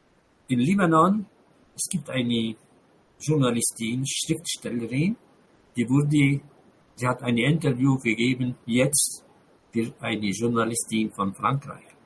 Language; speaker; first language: German; non-native, fluent; Arabic